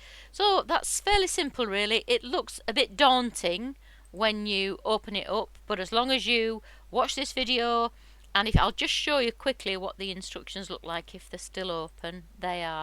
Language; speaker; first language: English; native; English